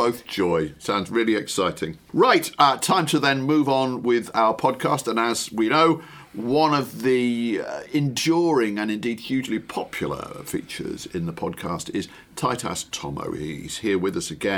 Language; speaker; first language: English; native; English